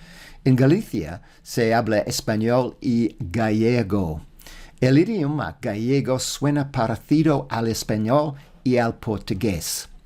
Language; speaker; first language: Spanish; non-native, learner; English